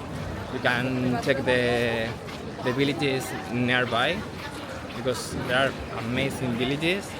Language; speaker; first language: English; non-native, fluent; Spanish